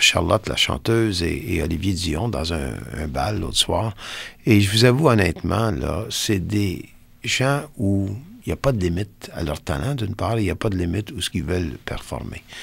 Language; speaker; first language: French; non-native, local second language; English